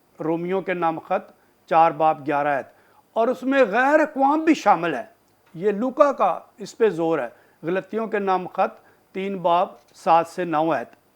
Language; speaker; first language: Urdu; non-native, local second language; Punjabi